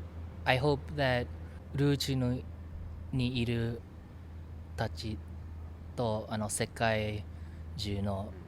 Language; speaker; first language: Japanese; early bilingual, heritage; English